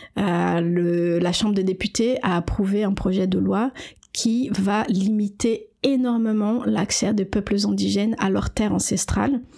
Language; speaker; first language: French; non-native, fluent; Portuguese